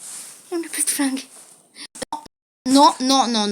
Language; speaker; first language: French; native; French